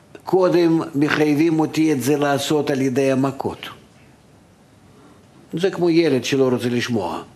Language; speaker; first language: Hebrew; non-native, fluent; Russian